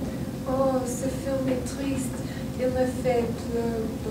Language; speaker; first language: French; non-native, learner; English